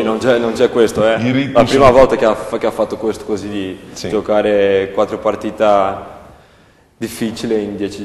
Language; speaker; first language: Italian; non-native, learner; Portuguese